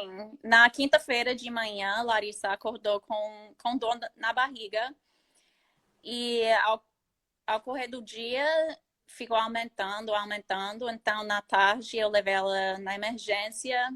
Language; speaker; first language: Portuguese; non-native, fluent; English